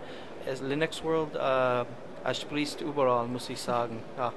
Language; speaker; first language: German; non-native, learner; English